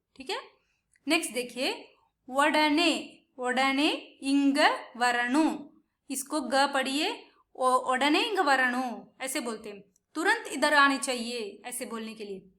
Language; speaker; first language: Hindi; non-native, local second language; Tamil